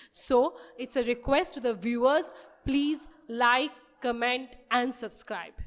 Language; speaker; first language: English; non-native, local second language; Bangla